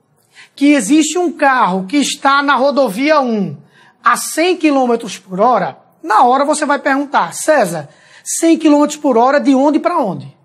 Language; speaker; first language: Portuguese; native; Portuguese